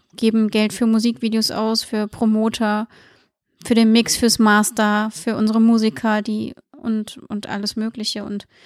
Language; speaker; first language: German; native; German